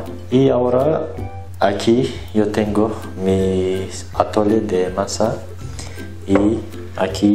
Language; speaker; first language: Spanish; non-native, learner; Turkish